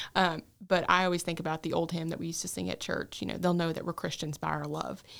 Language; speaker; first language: English; native; English